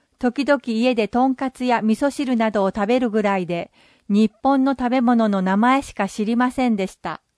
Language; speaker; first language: Japanese; non-native, fluent; English